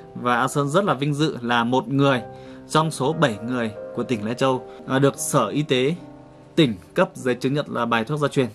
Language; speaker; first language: Vietnamese; non-native, local second language; Iu Mien